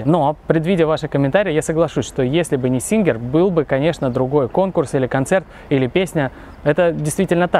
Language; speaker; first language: Russian; native; Russian